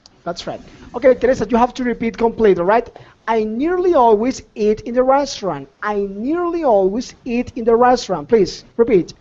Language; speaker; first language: English; non-native, fluent; Spanish